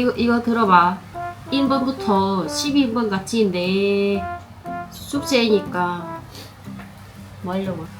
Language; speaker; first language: Korean; non-native, learner; Vietnamese